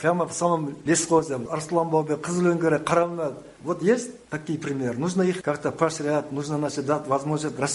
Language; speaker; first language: Russian; non-native, local second language; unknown